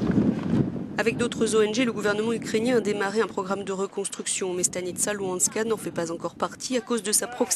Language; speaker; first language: French; native; French